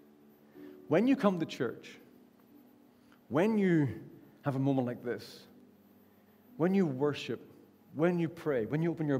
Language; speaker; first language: English; native; English